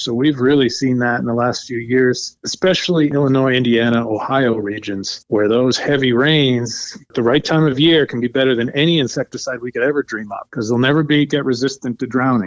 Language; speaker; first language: English; native; English